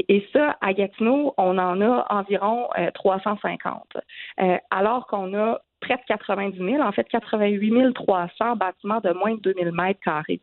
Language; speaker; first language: French; native; French